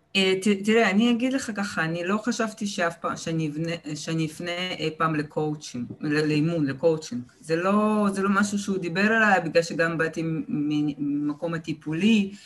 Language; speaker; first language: Hebrew; early bilingual, other home language; Russian